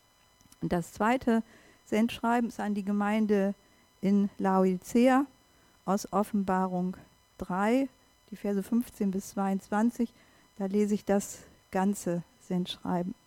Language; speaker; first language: German; native; German